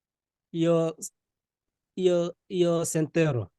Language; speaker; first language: Italian; non-native, learner; Bangla